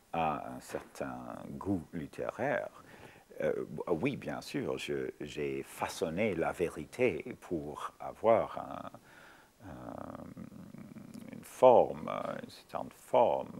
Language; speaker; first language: French; non-native, fluent; English